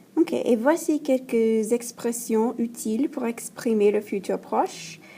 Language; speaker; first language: French; non-native, fluent; English